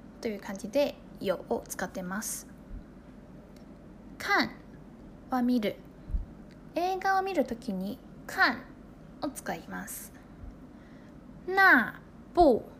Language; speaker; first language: Japanese; non-native, fluent; Chinese